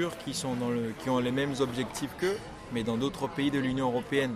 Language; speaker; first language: French; non-native, local second language; Ewe